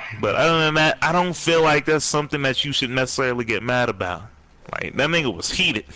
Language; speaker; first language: English; native; English